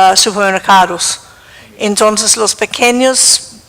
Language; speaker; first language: Spanish; non-native, fluent; English